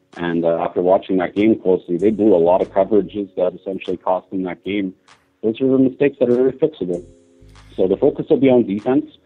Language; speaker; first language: English; native; English